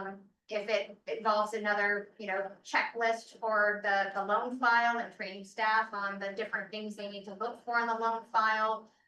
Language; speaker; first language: English; native; English